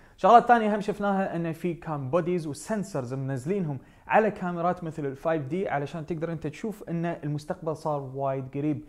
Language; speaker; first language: Arabic; native; Arabic